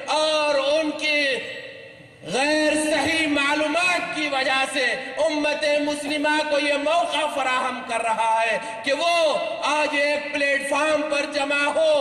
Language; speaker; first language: Urdu; native; Urdu